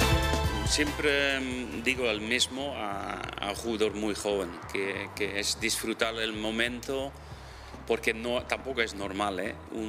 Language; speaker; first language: Spanish; non-native, fluent; Dutch